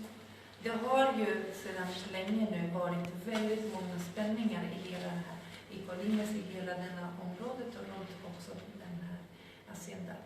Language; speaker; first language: Swedish; non-native, fluent; Spanish